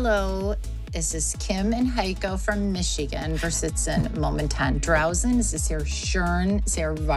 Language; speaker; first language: German; non-native, learner; English